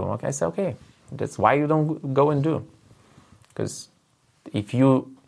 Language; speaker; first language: English; non-native, fluent; Lithuanian